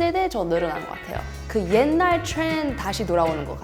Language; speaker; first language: Korean; non-native, fluent; English